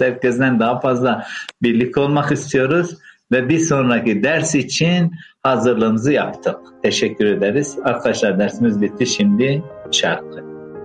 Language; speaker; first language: Turkish; native; Turkish